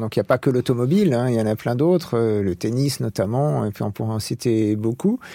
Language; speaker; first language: French; native; French